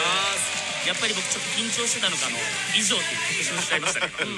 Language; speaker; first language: Japanese; native; Japanese